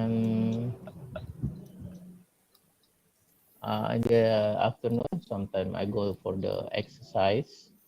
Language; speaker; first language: English; non-native, learner; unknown